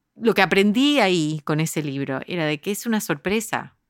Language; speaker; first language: Spanish; early bilingual, heritage; Spanish